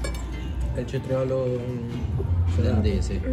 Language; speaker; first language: Italian; native; Italian